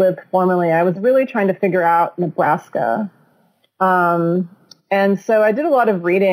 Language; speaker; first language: English; native; English